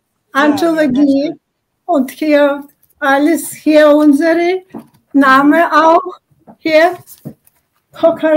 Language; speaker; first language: German; non-native, learner; Ukrainian